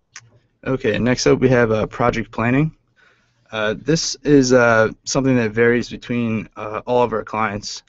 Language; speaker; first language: English; native; English